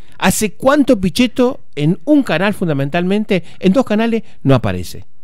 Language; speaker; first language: Spanish; native; Spanish